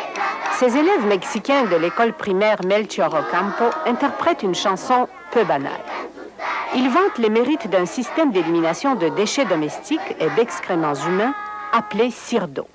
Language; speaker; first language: French; native; French